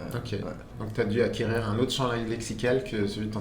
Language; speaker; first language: French; native; French